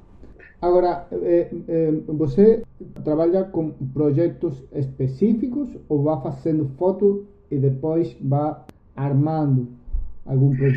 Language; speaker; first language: Portuguese; non-native, learner; Spanish